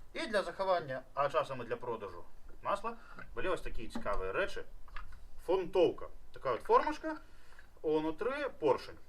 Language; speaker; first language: Belarusian; native; Belarusian